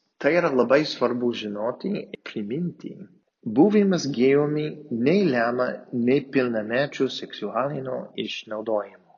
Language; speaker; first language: Lithuanian; non-native, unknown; English